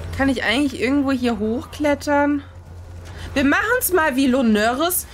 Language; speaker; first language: German; native; German